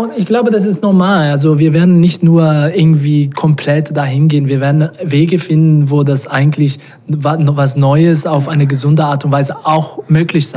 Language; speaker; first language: German; non-native, fluent; Portuguese